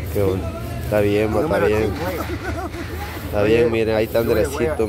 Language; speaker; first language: Spanish; native; Spanish